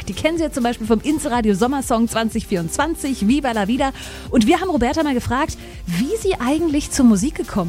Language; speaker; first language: German; native; German